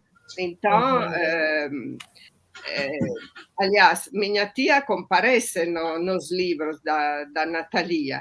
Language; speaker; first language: Portuguese; non-native, fluent; Italian